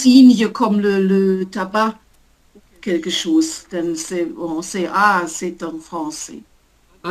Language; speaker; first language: French; non-native, learner; German